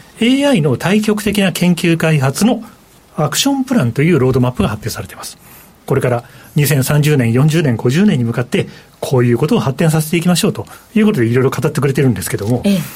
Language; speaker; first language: Japanese; native; Japanese